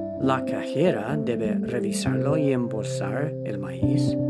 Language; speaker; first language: Spanish; non-native, fluent; English